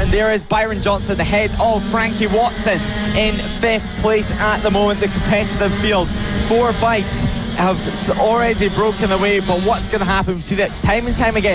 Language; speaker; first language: English; native; English